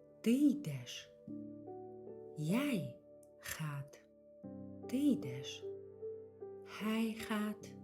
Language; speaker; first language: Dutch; non-native, fluent; Ukrainian